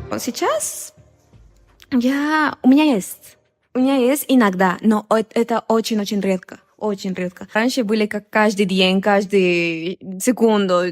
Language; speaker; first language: Russian; non-native, learner; Spanish